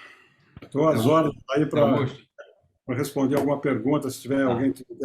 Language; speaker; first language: Portuguese; native; Portuguese